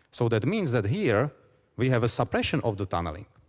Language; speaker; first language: English; non-native, fluent; Czech